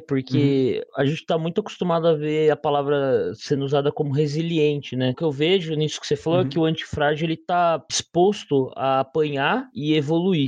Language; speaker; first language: Portuguese; native; Portuguese